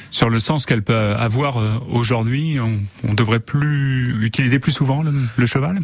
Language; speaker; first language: French; native; French